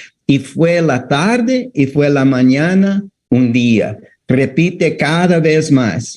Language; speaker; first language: Spanish; non-native, fluent; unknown